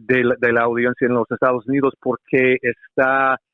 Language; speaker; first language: Spanish; non-native, fluent; English